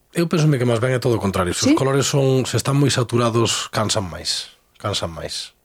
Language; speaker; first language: Galician; native; Galician